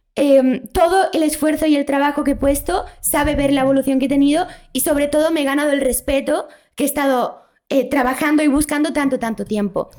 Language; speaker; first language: Spanish; early bilingual, other home language; Polish